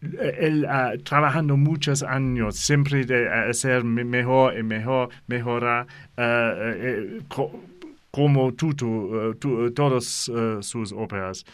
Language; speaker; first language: Spanish; non-native, learner; English